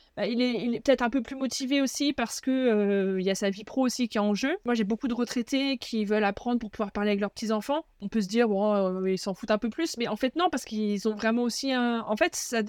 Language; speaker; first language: French; native; French